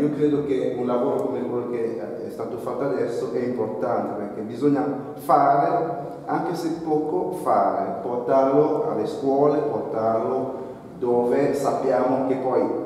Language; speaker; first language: Italian; non-native, fluent; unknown